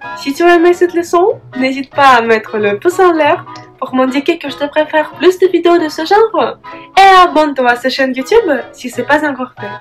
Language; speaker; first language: French; non-native, fluent; Russian